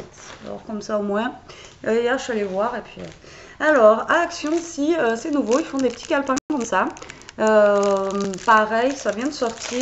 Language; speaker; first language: French; native; French